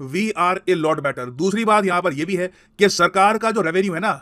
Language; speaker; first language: Hindi; native; Hindi